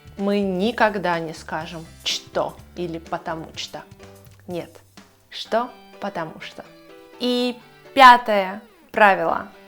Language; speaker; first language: Russian; native; Russian